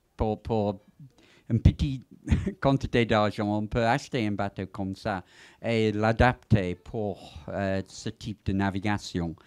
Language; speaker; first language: French; non-native, fluent; English